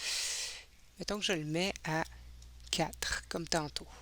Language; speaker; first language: French; native; French